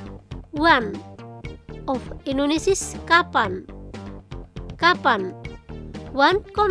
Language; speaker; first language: German; non-native, fluent; Indonesian